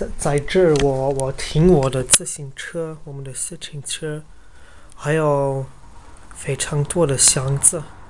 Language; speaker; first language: Chinese; non-native, learner; Dutch